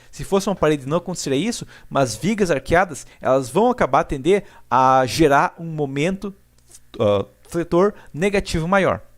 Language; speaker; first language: Portuguese; native; Portuguese